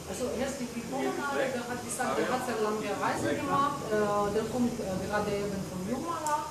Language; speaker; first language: German; non-native, learner; Russian